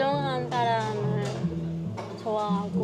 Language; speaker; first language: Korean; non-native, fluent; Japanese